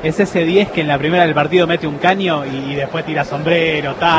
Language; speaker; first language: Spanish; native; Spanish